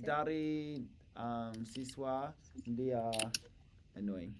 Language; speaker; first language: Indonesian; non-native, learner; English